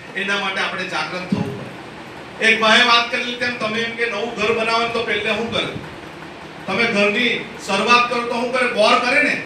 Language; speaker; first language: Gujarati; non-native, local second language; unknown